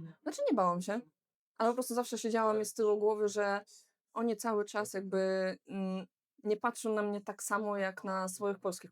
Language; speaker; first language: Polish; non-native, fluent; Belarusian